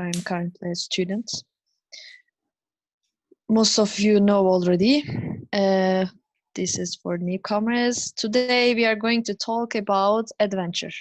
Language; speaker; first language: English; non-native, fluent; Turkish